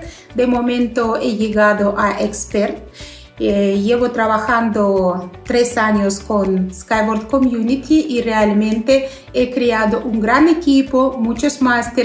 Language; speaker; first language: Spanish; non-native, fluent; Russian